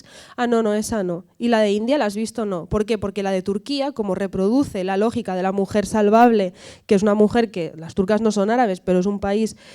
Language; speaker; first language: Spanish; native; Spanish